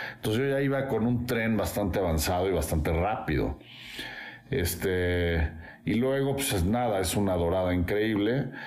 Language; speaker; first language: Spanish; native; Spanish